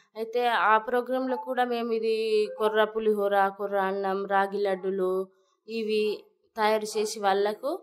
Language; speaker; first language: Telugu; non-native, local second language; Gondi